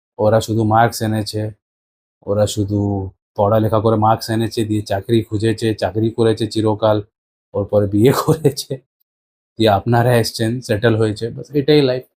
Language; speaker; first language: Bangla; early bilingual, heritage; Bangla